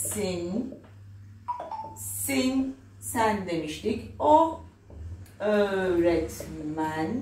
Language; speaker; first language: Turkish; non-native, fluent; Arabic